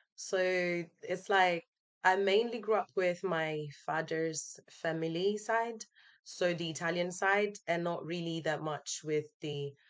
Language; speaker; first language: English; non-native, fluent; Italian